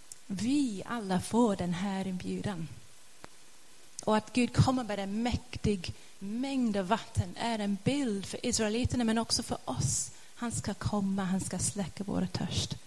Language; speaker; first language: Swedish; non-native, fluent; English